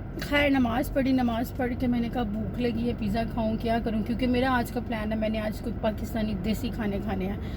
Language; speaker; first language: Hindi; native; Hindi